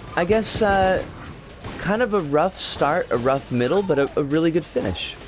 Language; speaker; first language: English; native; English